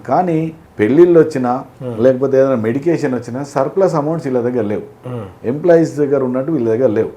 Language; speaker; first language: Telugu; native; Telugu